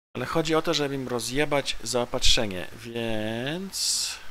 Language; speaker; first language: Polish; native; Polish